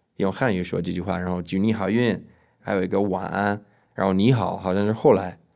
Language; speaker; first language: Chinese; non-native, fluent; English